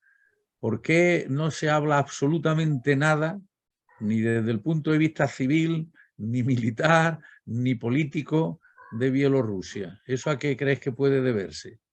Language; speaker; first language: Spanish; native; Spanish